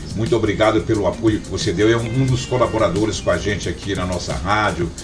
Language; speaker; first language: Portuguese; native; Portuguese